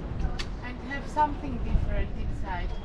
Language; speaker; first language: English; non-native, fluent; Greek